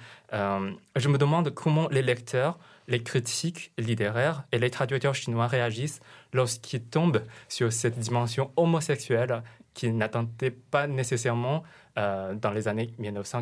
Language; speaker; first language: French; non-native, fluent; Chinese